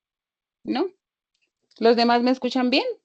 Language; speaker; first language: Spanish; native; Spanish